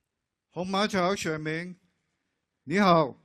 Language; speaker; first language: Chinese; non-native, local second language; English